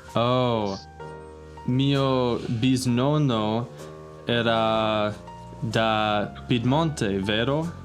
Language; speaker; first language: Italian; non-native, learner; English